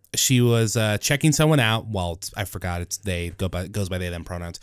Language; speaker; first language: English; early bilingual, other home language; Spanish